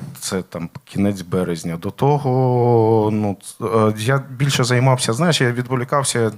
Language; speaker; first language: Ukrainian; non-native, local second language; Russian